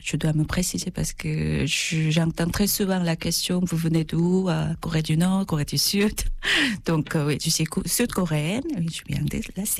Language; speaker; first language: French; non-native, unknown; Korean